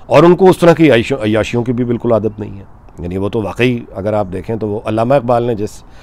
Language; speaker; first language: Urdu; native; Urdu